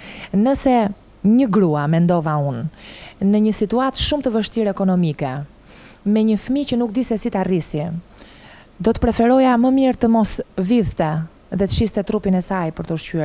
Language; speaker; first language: Albanian; native; Albanian